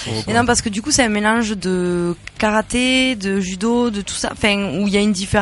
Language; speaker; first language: French; native; French